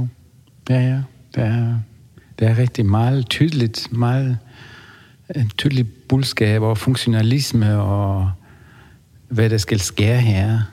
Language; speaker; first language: Danish; non-native, fluent; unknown